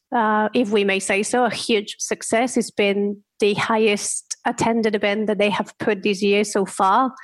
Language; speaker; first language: English; non-native, fluent; Spanish